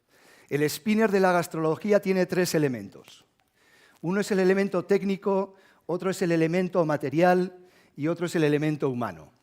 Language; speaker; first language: Spanish; native; Spanish